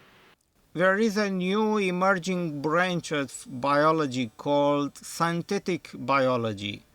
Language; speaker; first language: English; non-native, fluent; Romanian